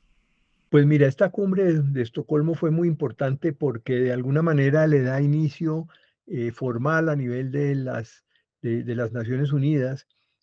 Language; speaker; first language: Spanish; native; Spanish